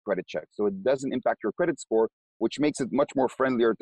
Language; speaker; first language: English; non-native, fluent; Hebrew